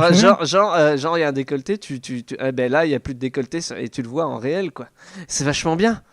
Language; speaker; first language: French; native; French